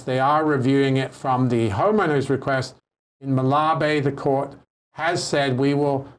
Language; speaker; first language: English; native; English